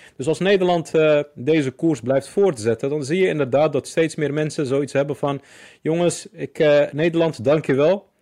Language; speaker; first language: Dutch; early bilingual, other home language; Arabic